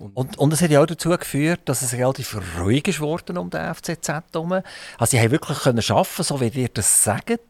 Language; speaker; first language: German; native; German